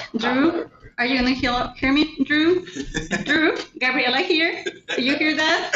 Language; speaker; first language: English; native; English